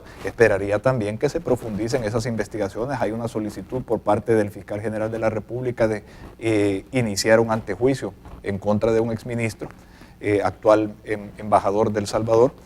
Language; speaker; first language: Spanish; native; Spanish